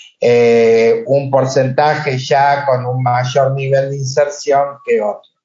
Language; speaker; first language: Spanish; native; Spanish